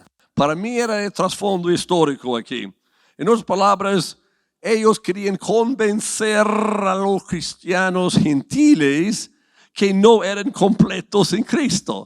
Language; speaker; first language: Spanish; non-native, fluent; English